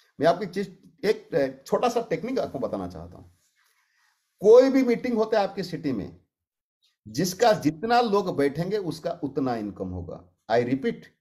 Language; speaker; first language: Hindi; non-native, local second language; Odia